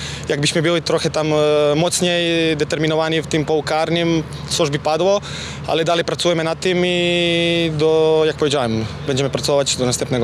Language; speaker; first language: Polish; non-native, fluent; Croatian